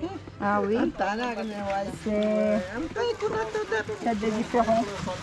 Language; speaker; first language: French; non-native, fluent; Portuguese